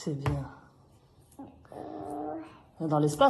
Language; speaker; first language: French; native; French